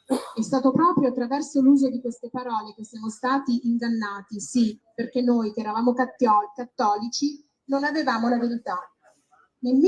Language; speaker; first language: Italian; native; Italian